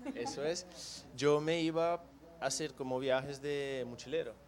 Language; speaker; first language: Spanish; non-native, fluent; Portuguese